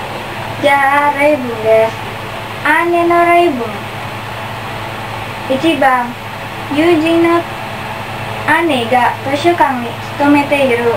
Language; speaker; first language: Japanese; non-native, learner; Indonesian